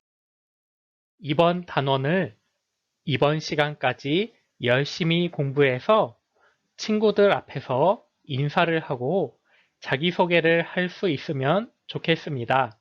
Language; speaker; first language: Korean; native; Korean